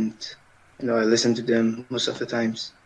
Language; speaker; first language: English; non-native, learner; Persian